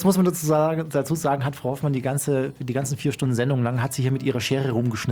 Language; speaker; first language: German; native; German